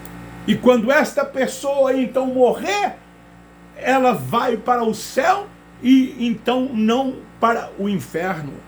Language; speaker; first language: Portuguese; native; Portuguese